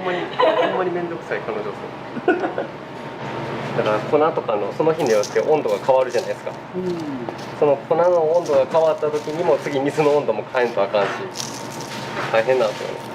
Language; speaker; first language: Japanese; native; Japanese